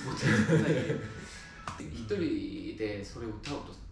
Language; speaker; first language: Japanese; non-native, fluent; Korean